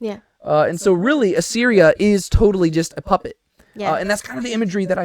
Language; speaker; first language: English; native; English